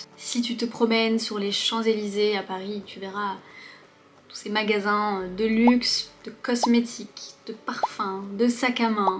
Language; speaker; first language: French; native; French